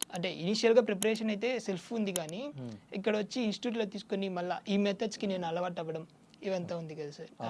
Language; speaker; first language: Telugu; non-native, local second language; Tamil